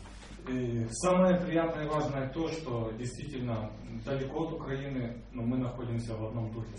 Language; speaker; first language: Russian; non-native, local second language; Ukrainian